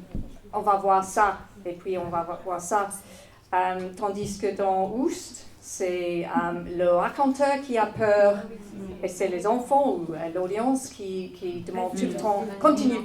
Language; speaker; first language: French; non-native, fluent; English